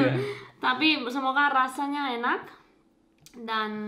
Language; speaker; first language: Indonesian; non-native, fluent; Spanish